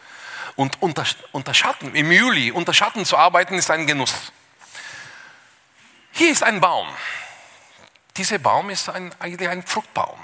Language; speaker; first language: German; non-native, fluent; Bulgarian